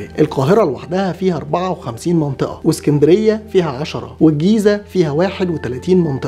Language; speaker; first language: Arabic; native; Arabic